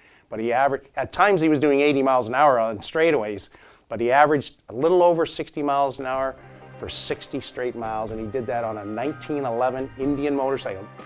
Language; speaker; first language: English; native; English